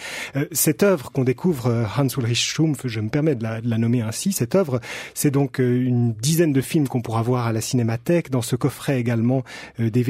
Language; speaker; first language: French; native; French